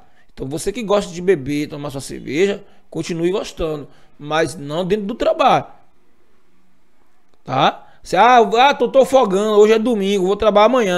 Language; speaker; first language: Portuguese; native; Portuguese